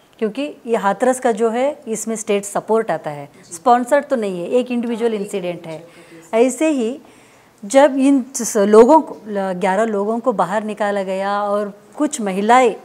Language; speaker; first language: Hindi; non-native, local second language; Kannada